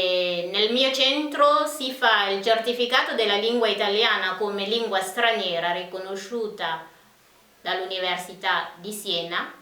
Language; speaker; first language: Italian; non-native, fluent; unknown